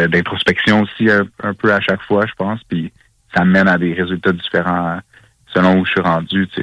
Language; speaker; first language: French; native; French